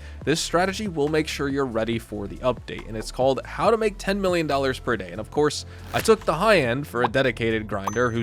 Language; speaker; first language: English; native; English